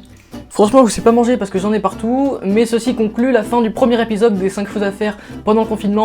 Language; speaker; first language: French; native; French